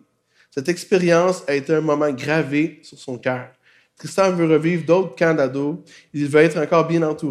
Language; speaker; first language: French; native; French